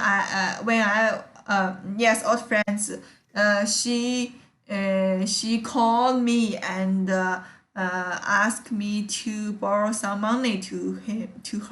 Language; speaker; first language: English; non-native, learner; Chinese